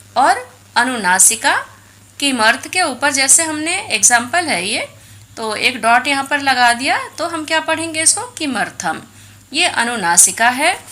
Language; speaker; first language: Hindi; native; Hindi